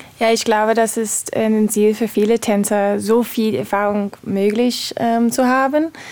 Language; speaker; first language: German; non-native, fluent; English